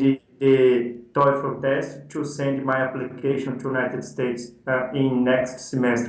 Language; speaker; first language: English; non-native, learner; Portuguese